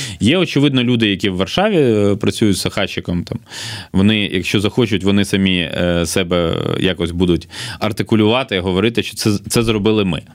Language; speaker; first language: Ukrainian; native; Ukrainian